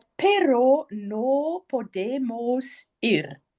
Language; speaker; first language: Spanish; non-native, learner; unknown